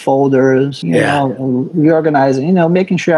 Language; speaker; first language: English; non-native, fluent; Portuguese